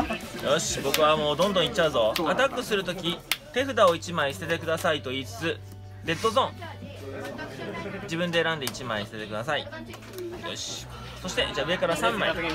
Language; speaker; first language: Japanese; native; Japanese